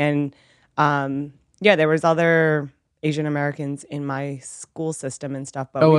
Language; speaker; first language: English; early bilingual, other home language; Vietnamese